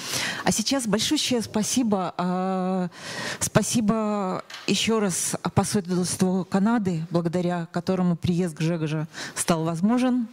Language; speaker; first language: Russian; native; Russian